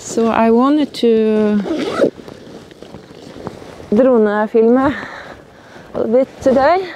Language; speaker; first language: English; non-native, learner; Norwegian